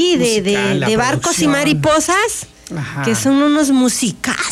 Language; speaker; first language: Spanish; native; Spanish